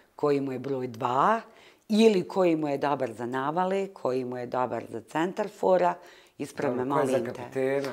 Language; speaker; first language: Bosnian; native; Bosnian